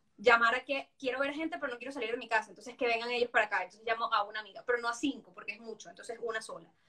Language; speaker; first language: Spanish; native; Spanish